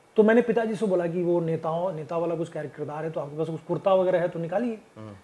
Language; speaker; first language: Hindi; native; Hindi